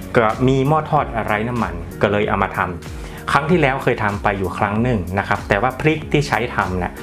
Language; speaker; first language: Thai; non-native, local second language; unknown